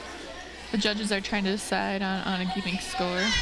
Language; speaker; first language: English; native; English